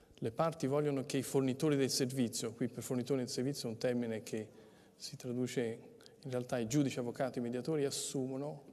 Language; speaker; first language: Italian; native; Italian